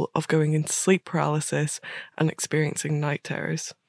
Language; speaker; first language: English; native; English